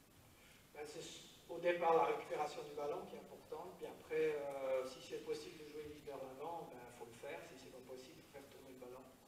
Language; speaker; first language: French; native; French